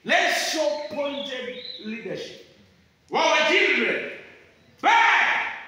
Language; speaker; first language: English; non-native, local second language; Swahili